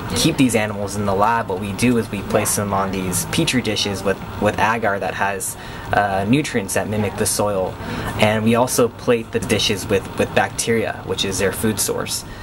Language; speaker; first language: English; native; English